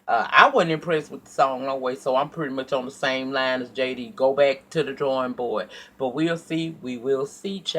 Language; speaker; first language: English; native; English